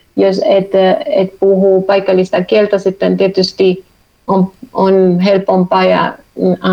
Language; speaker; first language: Finnish; non-native, fluent; Spanish